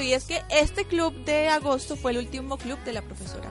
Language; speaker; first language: Spanish; native; Spanish